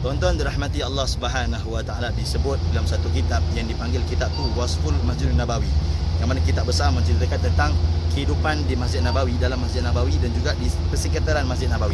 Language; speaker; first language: Malay; native; Malay